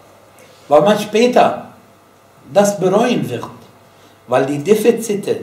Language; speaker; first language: German; non-native, fluent; Arabic